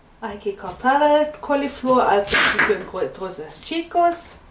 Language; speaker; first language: Spanish; non-native, fluent; Swedish